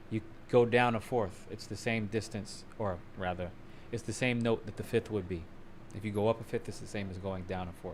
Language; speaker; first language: English; native; English